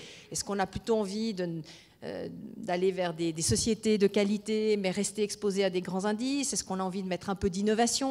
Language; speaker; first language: French; native; French